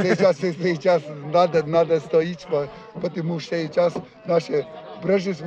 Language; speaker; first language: Russian; non-native, learner; English